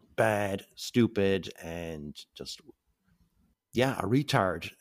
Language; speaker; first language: English; native; English